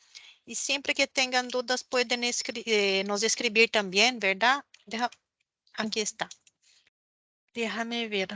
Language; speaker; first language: Spanish; non-native, fluent; Portuguese